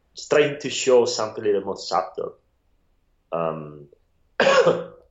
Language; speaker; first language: English; non-native, fluent; Italian